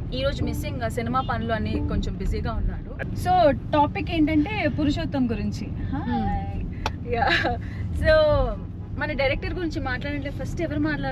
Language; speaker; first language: Telugu; native; Telugu